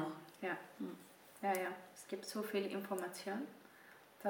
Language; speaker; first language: German; non-native, fluent; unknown